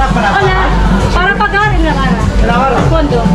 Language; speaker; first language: Spanish; non-native, learner; Filipino